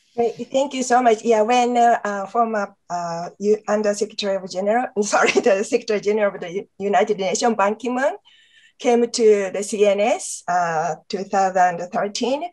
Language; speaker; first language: English; non-native, fluent; Japanese